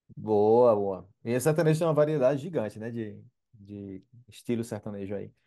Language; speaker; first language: Portuguese; native; Portuguese